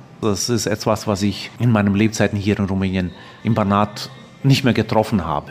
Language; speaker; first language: German; native; German